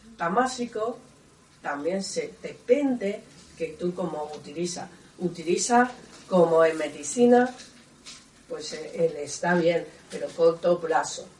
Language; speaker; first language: Spanish; non-native, learner; Chinese